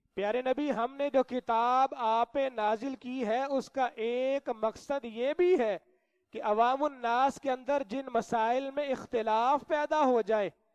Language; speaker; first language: Urdu; non-native, local second language; Punjabi